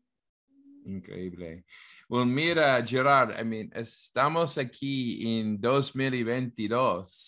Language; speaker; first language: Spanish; non-native, learner; English